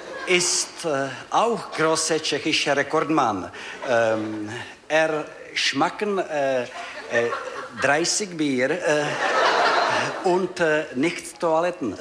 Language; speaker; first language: German; non-native, learner; Czech